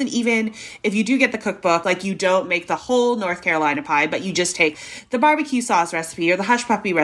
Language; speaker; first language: English; non-native, local second language; Cantonese